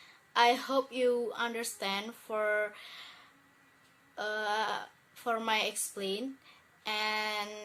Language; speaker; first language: English; non-native, learner; Indonesian